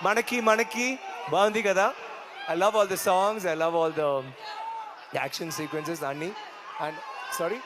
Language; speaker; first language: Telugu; non-native, learner; Tamil